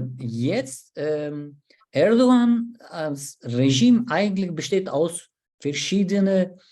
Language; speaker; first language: German; non-native, learner; Turkish